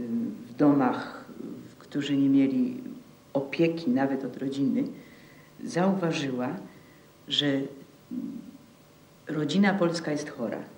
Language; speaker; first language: Polish; native; Polish